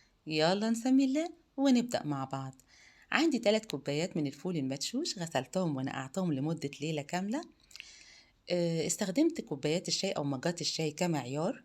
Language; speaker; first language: Arabic; native; Arabic